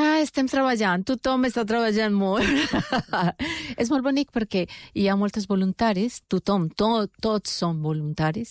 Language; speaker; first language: Catalan; non-native, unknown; Spanish